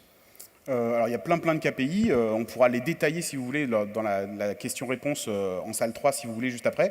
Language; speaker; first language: French; native; French